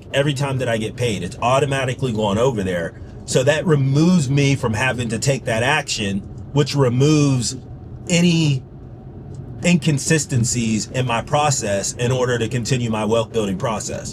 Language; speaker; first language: English; native; English